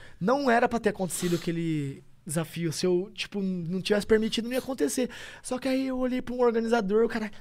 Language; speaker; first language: Portuguese; native; Portuguese